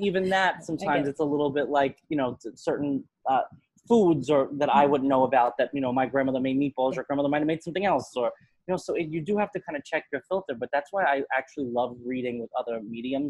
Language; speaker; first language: English; native; English